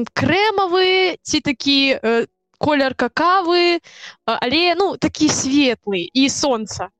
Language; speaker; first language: Belarusian; non-native, local second language; Russian